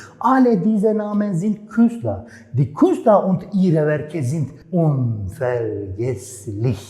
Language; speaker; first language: German; non-native, fluent; Turkish